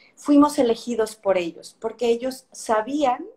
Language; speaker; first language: Spanish; native; Spanish